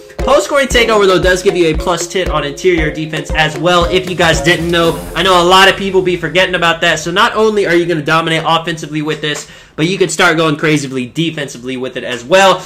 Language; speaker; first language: English; native; English